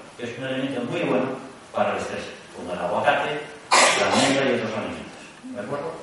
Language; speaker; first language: Spanish; native; Spanish